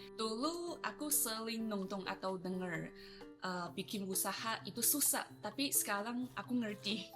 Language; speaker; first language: Indonesian; non-native, fluent; Chinese